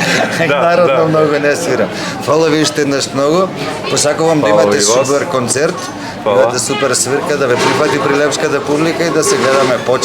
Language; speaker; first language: Macedonian; native; Macedonian